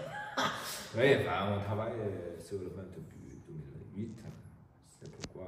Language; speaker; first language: French; non-native, learner; Chinese